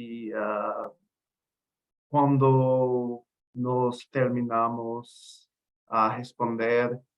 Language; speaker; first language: Portuguese; non-native, learner; English